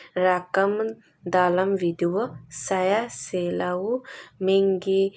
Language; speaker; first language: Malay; non-native, learner; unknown